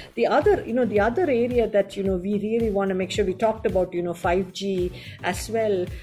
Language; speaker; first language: English; non-native, local second language; Tamil